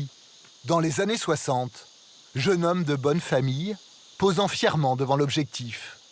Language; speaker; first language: French; native; French